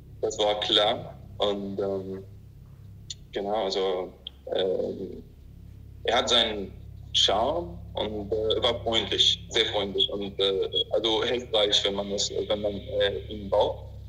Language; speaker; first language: German; non-native, learner; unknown